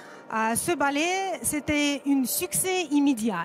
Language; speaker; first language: French; non-native, fluent; Russian